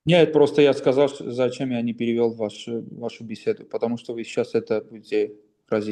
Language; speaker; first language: Russian; non-native, fluent; Armenian